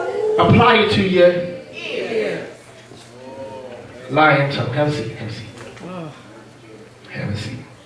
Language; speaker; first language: English; native; English